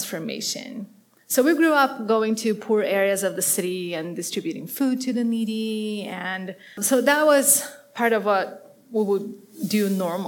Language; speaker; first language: English; non-native, fluent; Portuguese